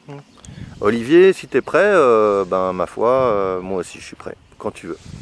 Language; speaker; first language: French; native; French